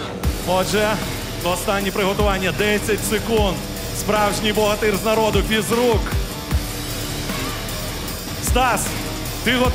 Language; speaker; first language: Ukrainian; native; Ukrainian